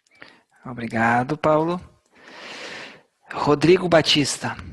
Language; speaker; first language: Portuguese; native; Portuguese